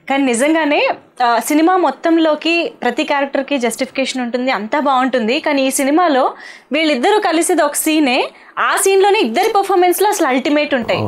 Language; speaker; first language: Telugu; native; Telugu